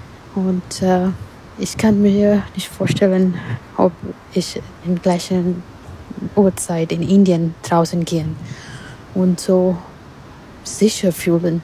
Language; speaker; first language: German; non-native, learner; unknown